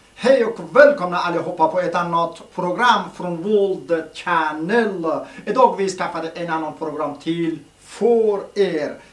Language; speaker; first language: Swedish; non-native, learner; Persian